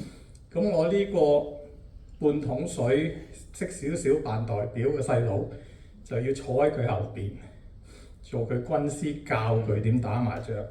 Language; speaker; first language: Cantonese; native; Cantonese